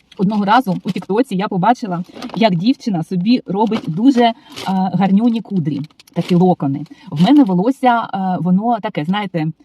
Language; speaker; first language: Ukrainian; non-native, local second language; Russian